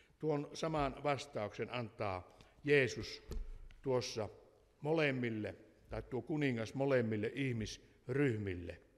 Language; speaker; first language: Finnish; native; Finnish